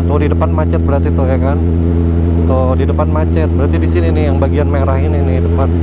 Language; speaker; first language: Indonesian; native; Indonesian